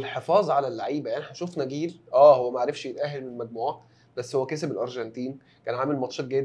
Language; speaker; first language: Arabic; native; Arabic